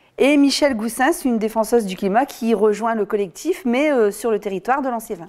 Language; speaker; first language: French; native; French